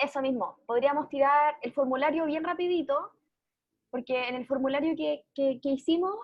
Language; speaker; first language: Spanish; native; Spanish